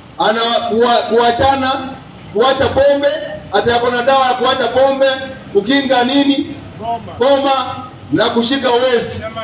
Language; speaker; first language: Swahili; non-native, local second language; Kikuyu